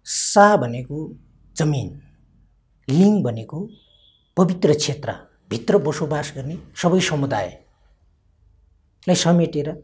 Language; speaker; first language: Nepali; non-native, local second language; Eastern Tamang